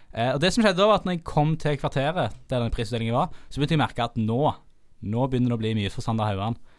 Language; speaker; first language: Norwegian; native; Norwegian